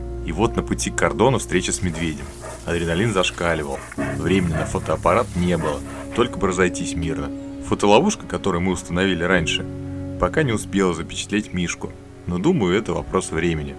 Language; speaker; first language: Russian; native; Russian